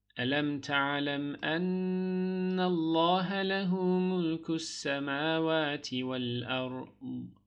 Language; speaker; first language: Arabic; non-native, fluent; Turkish